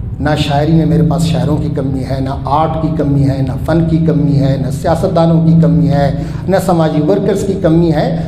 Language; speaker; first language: Urdu; non-native, local second language; Baluchi